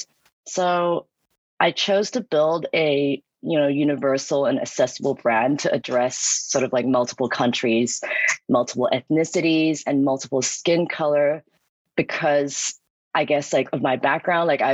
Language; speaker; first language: English; non-native, local second language; Cantonese